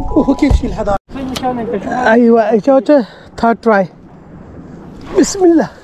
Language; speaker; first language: Arabic; non-native, learner; Bangla